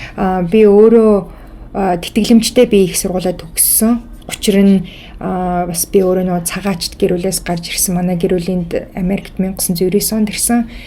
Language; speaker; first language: Mongolian; early bilingual, heritage; Mongolian